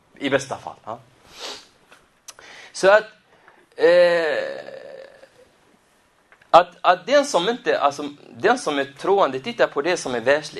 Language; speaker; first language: Swedish; non-native, fluent; Arabic